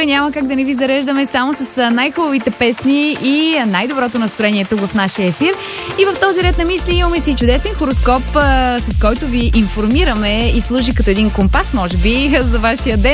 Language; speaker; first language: Bulgarian; native; Bulgarian